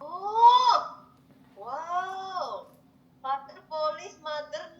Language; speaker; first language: English; non-native, learner; Indonesian